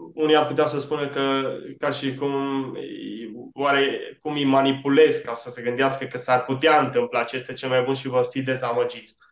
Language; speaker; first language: Romanian; early bilingual, heritage; Romanian